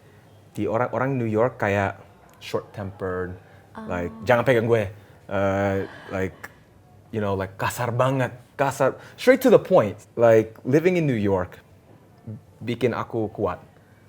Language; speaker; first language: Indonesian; early bilingual, heritage; English